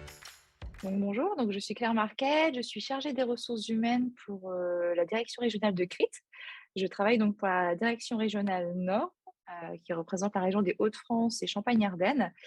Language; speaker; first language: French; native; French